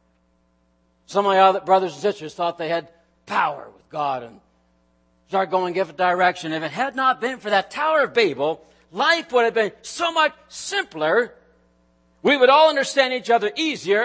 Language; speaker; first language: English; native; English